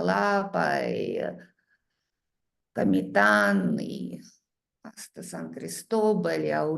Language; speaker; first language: Spanish; non-native, learner; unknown